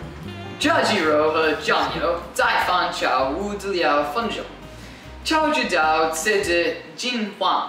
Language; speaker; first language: Chinese; non-native, learner; English